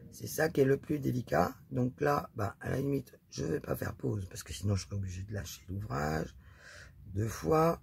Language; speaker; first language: French; native; French